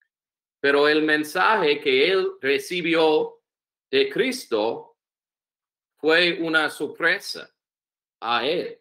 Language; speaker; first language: Spanish; non-native, learner; English